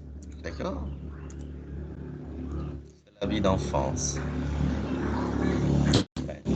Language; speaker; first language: French; non-native, fluent; Khmer